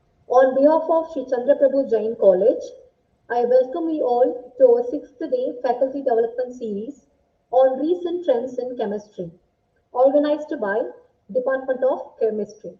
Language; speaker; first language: English; non-native, local second language; Tamil